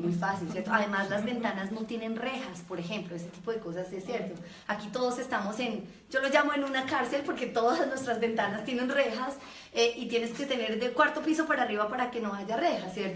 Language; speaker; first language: Spanish; native; Spanish